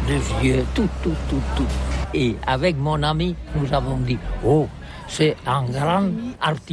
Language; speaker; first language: French; non-native, learner; Catalan